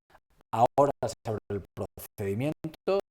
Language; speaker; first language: Spanish; native; Spanish